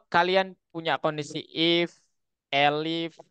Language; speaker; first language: Indonesian; native; Indonesian